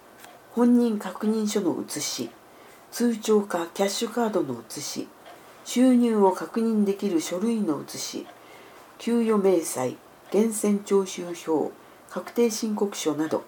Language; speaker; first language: Japanese; native; Japanese